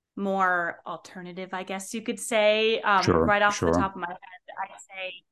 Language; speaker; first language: English; native; English